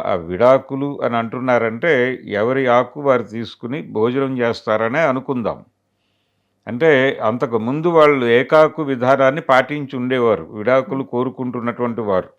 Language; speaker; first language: Telugu; native; Telugu